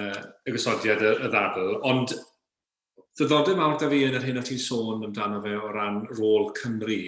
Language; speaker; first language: Welsh; native; Welsh